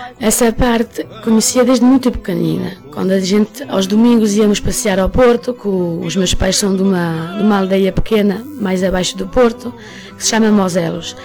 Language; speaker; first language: Portuguese; early bilingual, heritage; Portuguese